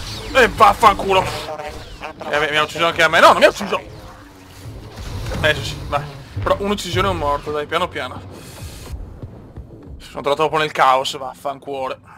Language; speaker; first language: Italian; native; Italian